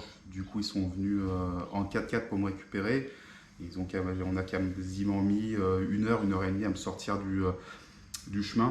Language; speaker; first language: French; native; French